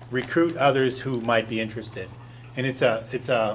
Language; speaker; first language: English; native; English